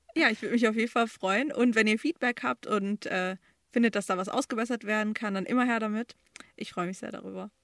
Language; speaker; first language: German; early bilingual, other home language; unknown